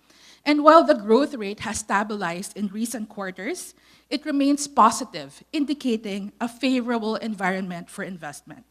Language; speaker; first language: English; non-native, local second language; Filipino